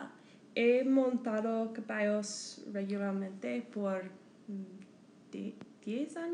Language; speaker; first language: Spanish; non-native, learner; English